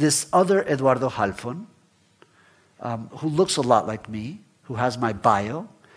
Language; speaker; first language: English; early bilingual, other home language; Spanish